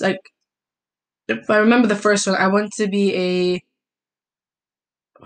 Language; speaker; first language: English; early bilingual, other home language; Italian